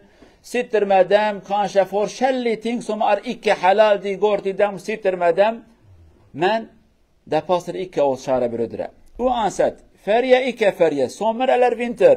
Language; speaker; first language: Norwegian; non-native, learner; Kurdish